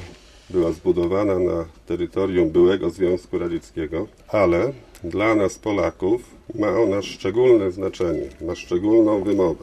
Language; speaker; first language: Polish; native; Polish